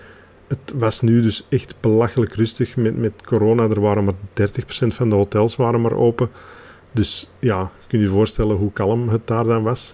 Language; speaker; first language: Dutch; native; Dutch